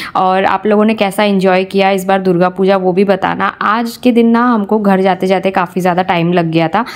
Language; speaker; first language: Hindi; non-native, local second language; Bangla